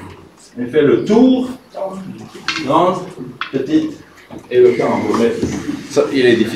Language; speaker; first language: French; non-native, fluent; Swedish